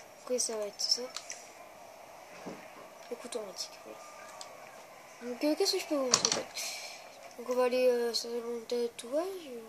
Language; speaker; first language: French; native; French